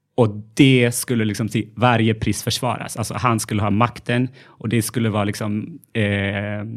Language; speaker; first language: Swedish; early bilingual, other home language; Amharic